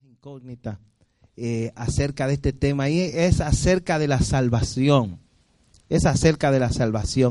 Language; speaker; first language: Spanish; native; Spanish